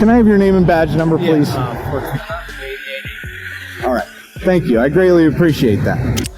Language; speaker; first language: English; native; English